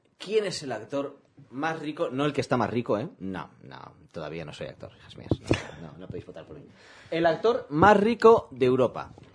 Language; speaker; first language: Spanish; native; Spanish